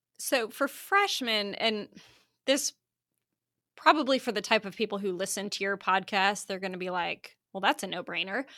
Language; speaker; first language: English; native; English